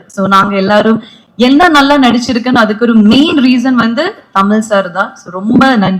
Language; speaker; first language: Tamil; non-native, fluent; Malayalam